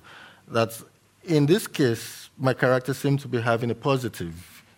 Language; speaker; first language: English; native; English